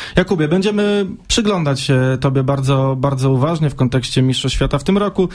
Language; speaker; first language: Polish; native; Polish